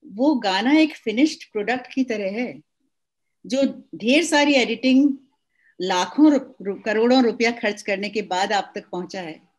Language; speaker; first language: Hindi; native; Hindi